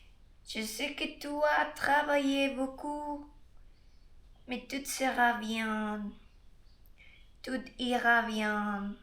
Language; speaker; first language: French; non-native, learner; Spanish